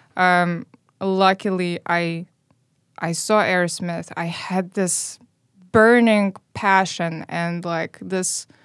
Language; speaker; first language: English; non-native, fluent; Romanian